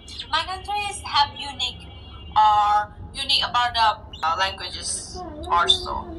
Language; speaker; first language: English; non-native, learner; Thai